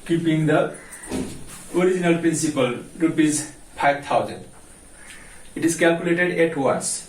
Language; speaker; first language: English; non-native, local second language; Nepali